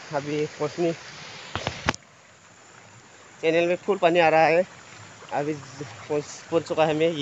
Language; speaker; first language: Hindi; non-native, local second language; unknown